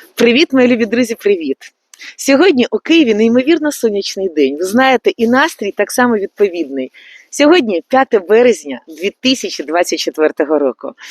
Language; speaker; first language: Ukrainian; native; Ukrainian